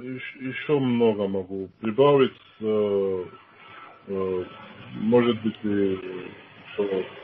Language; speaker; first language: Russian; non-native, fluent; Georgian